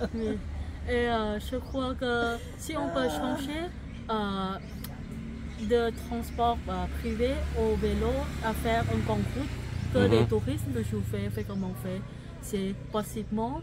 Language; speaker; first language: French; non-native, fluent; Thai